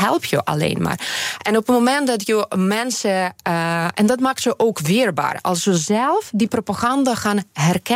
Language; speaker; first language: Dutch; non-native, fluent; Ukrainian